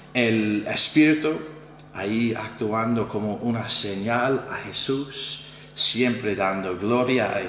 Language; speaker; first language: Spanish; non-native, fluent; English